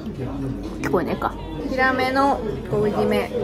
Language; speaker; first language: Japanese; native; Japanese